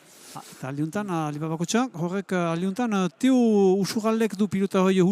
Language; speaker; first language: Basque; native; Basque